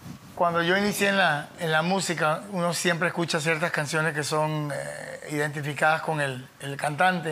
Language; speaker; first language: Spanish; native; Spanish